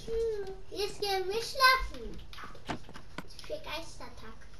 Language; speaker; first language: German; non-native, learner; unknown